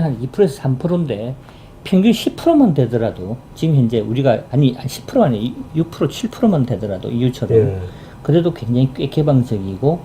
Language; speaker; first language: Korean; native; Korean